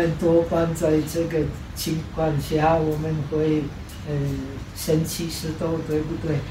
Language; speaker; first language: Chinese; non-native, fluent; Czech